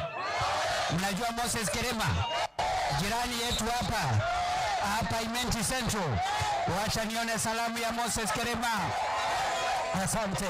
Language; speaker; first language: Swahili; non-native, local second language; Meru